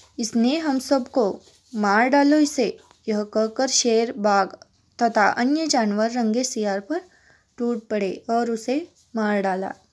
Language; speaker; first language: Hindi; non-native, local second language; Kannada